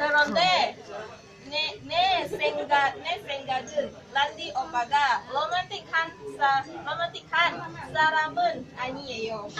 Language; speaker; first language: Korean; non-native, learner; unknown